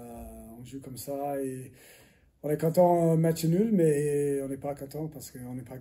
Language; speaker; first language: French; non-native, learner; English